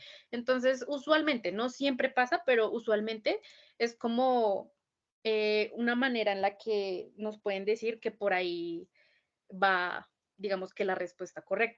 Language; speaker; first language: Spanish; native; Spanish